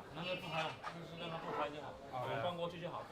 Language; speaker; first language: Chinese; native; Chinese